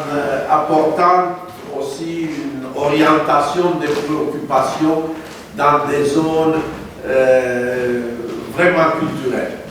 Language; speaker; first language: French; non-native, fluent; Romanian